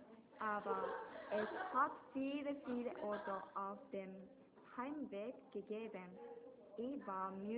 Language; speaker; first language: German; non-native, learner; Japanese